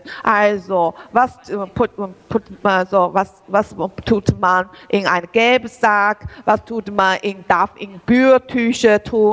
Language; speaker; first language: German; non-native, learner; Chinese